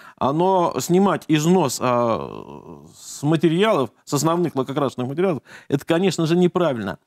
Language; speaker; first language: Russian; native; Russian